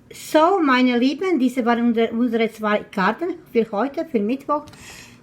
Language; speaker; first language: German; non-native, fluent; Croatian